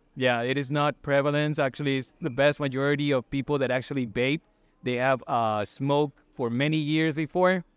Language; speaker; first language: English; non-native, fluent; Spanish